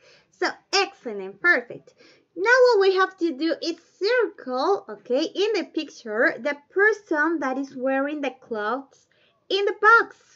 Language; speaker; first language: English; non-native, fluent; Spanish